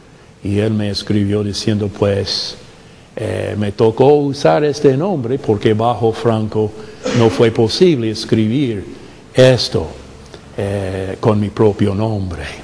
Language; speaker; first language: Spanish; non-native, fluent; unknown